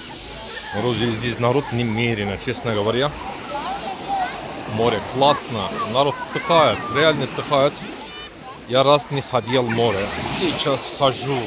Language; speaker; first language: Russian; non-native, learner; Turkish